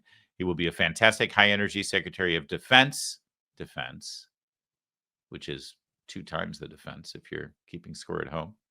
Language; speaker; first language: English; native; English